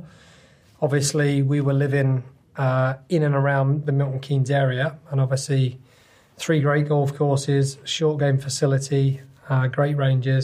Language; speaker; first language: English; native; English